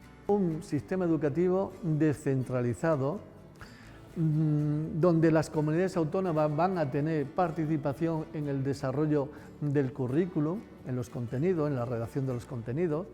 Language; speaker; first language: Spanish; native; Spanish